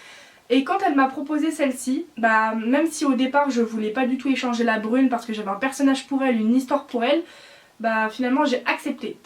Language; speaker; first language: French; native; French